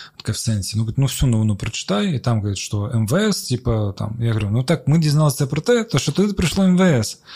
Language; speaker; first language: Ukrainian; native; Ukrainian